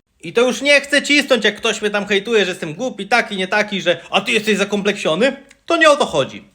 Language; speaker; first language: Polish; native; Polish